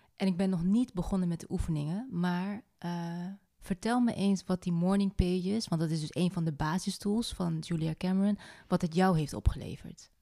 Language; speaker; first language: Dutch; native; Dutch